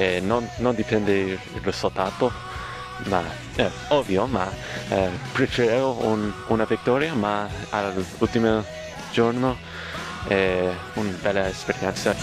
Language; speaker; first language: Italian; early bilingual, heritage; English